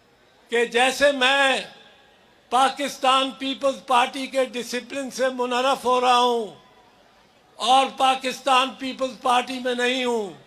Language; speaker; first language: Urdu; non-native, local second language; Punjabi